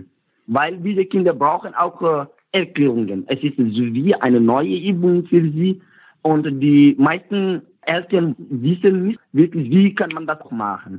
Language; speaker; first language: German; non-native, learner; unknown